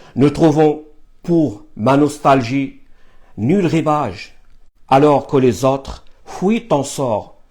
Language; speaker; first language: French; non-native, fluent; Arabic